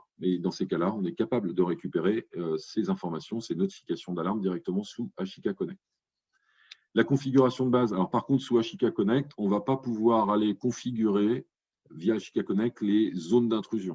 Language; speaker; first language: French; native; French